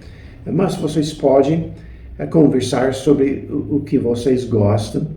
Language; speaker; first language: Portuguese; non-native, fluent; English